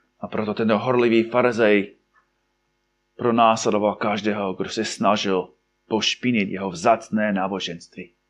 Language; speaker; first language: Czech; non-native, fluent; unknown